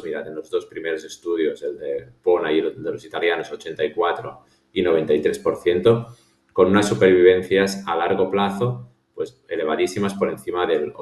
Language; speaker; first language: Spanish; native; Spanish